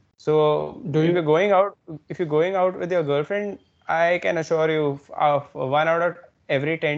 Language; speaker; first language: English; non-native, local second language; Hindi